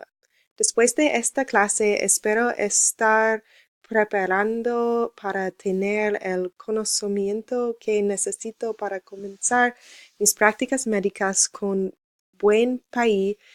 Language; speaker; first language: Spanish; non-native, learner; English